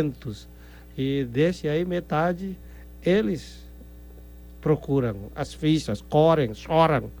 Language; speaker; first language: Portuguese; non-native, fluent; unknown